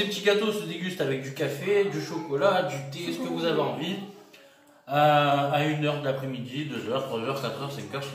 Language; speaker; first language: French; native; French